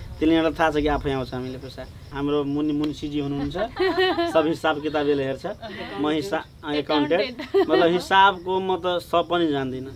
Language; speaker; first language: Nepali; non-native, local second language; Maithili